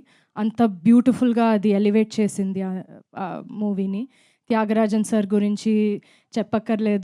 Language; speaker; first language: Telugu; non-native, fluent; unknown